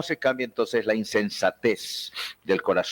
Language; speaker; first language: Spanish; native; Spanish